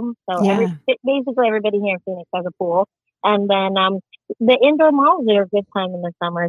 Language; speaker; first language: English; early bilingual, other home language; Filipino